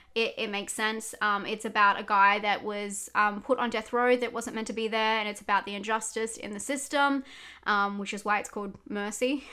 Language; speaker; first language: English; native; English